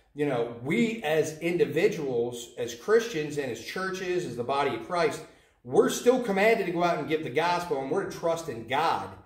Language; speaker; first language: English; native; English